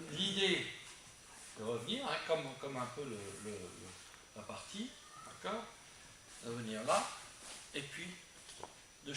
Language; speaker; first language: French; native; French